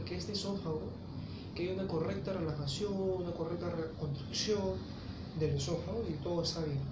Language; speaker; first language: Spanish; native; Spanish